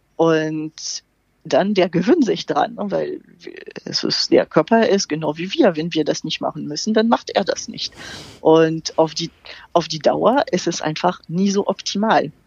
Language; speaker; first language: German; non-native, fluent; French